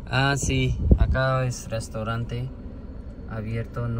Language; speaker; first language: Spanish; non-native, learner; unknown